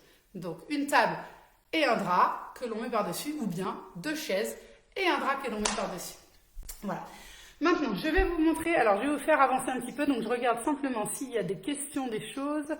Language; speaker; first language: French; native; French